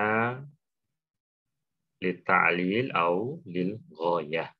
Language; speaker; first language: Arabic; non-native, fluent; Indonesian